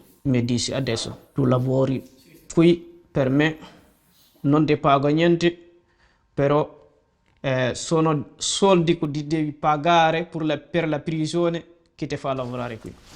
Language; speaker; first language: Italian; non-native, learner; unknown